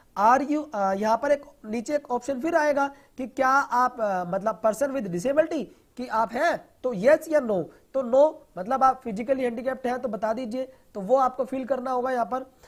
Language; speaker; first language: Hindi; non-native, local second language; Punjabi